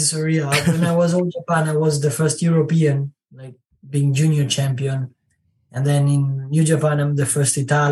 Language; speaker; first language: English; non-native, learner; Italian